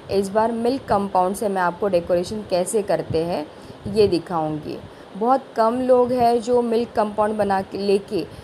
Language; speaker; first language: Hindi; non-native, local second language; Marathi